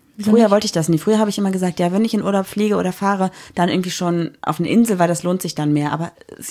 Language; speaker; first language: German; native; German